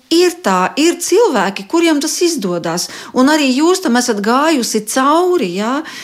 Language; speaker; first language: Latvian; native; Latvian